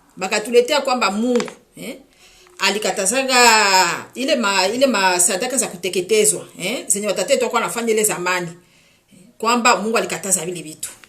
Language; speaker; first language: Swahili; native; Swahili